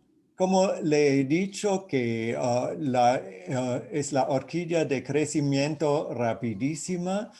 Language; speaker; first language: Spanish; non-native, fluent; German